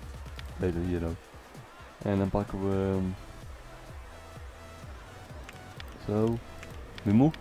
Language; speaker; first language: Dutch; native; Dutch